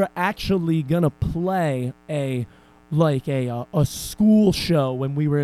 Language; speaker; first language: English; native; English